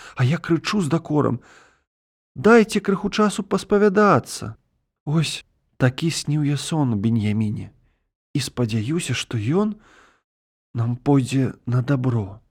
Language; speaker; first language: Belarusian; native; Belarusian